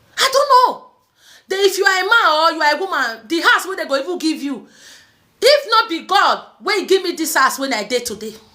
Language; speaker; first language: Nigerian Pidgin; native; Nigerian Pidgin